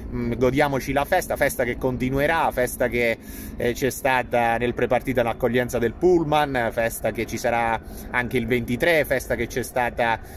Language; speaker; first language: Italian; native; Italian